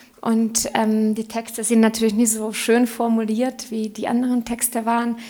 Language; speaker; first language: German; non-native, fluent; Hungarian